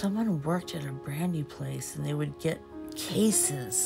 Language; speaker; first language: English; early bilingual, other home language; Portuguese